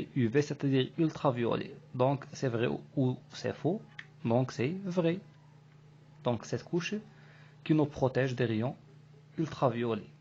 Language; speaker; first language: French; non-native, local second language; Arabic